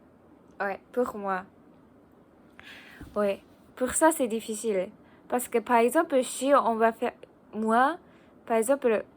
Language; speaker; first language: French; non-native, learner; Japanese